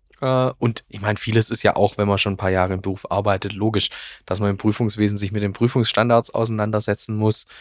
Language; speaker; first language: German; native; German